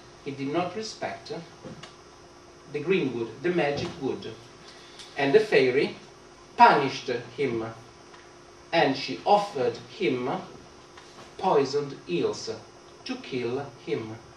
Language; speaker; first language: English; non-native, fluent; Italian